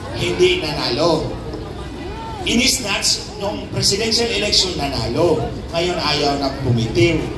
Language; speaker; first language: Filipino; non-native, local second language; Cebuano